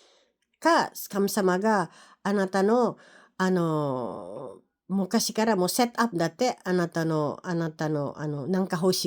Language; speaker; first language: Japanese; non-native, learner; Filipino